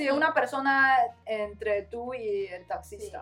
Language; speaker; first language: Spanish; non-native, learner; Chinese